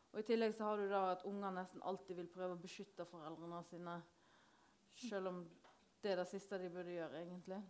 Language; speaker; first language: Norwegian; native; Norwegian